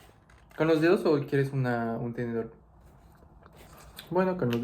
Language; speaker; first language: Spanish; non-native, learner; French